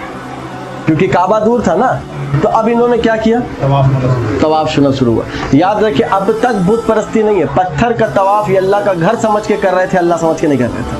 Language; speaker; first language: Urdu; native; Urdu